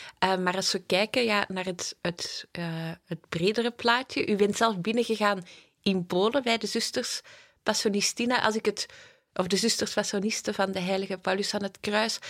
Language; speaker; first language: Dutch; native; Dutch